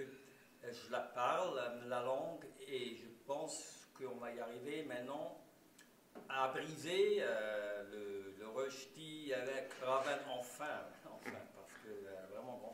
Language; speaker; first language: French; non-native, local second language; German